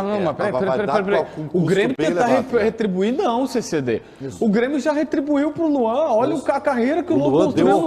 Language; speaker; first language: Portuguese; native; Portuguese